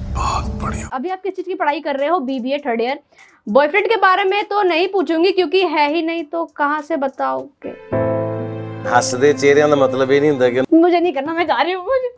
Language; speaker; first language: Hindi; native; Hindi